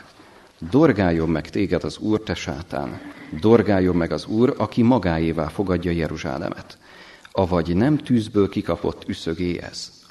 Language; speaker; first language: Hungarian; native; Hungarian